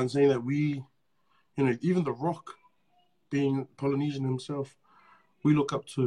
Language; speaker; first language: English; native; English